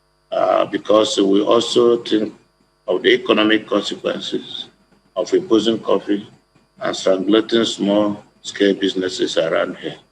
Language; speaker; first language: English; non-native, local second language; Igbo